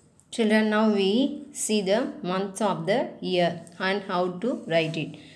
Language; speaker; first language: English; non-native, local second language; Tamil